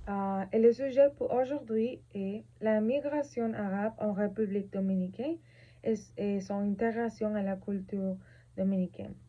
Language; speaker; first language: French; non-native, learner; Spanish